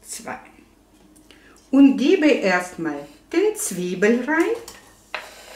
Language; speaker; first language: German; non-native, fluent; Russian